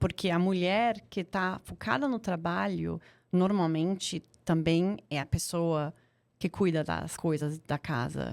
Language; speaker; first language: Portuguese; non-native, fluent; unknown